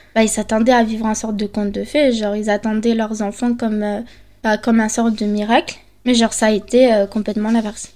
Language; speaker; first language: French; early bilingual, other home language; Spanish